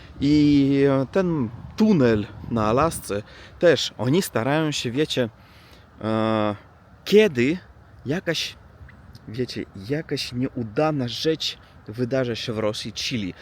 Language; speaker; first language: Polish; non-native, learner; Russian